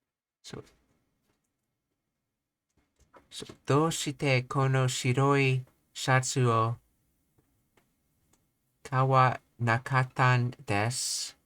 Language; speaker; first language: Japanese; non-native, learner; English